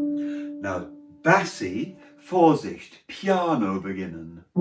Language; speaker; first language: German; non-native, learner; English